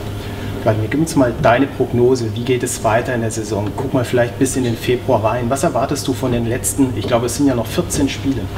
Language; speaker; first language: German; native; German